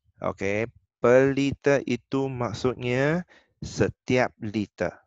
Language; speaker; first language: Malay; non-native, local second language; Chinese